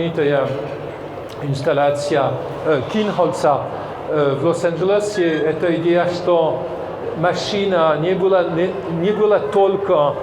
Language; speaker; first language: Russian; non-native, fluent; French